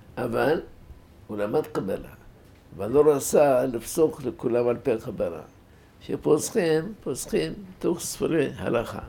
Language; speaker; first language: Hebrew; non-native, fluent; Arabic